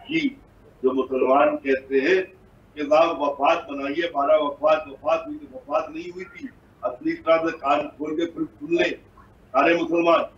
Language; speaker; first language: Urdu; native; Urdu